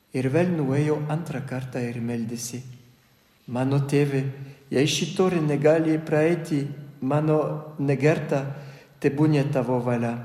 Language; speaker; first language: Lithuanian; non-native, fluent; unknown